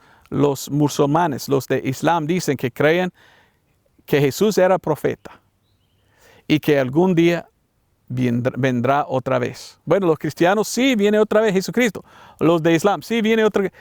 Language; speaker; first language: Spanish; non-native, learner; English